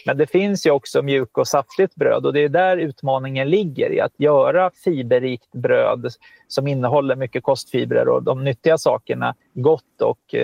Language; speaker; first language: Swedish; native; Swedish